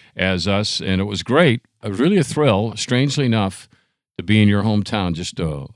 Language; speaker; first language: English; non-native, fluent; Italian